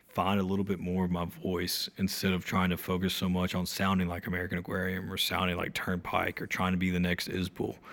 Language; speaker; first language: English; native; English